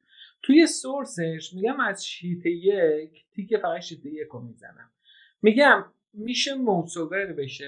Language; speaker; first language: Persian; native; Persian